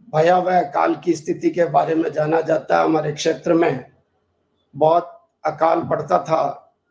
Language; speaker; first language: Hindi; native; Hindi